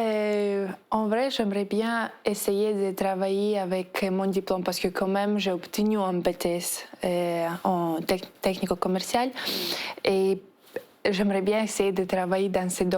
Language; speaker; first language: French; non-native, fluent; Ukrainian